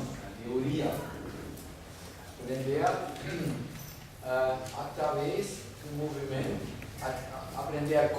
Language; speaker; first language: Portuguese; non-native, fluent; German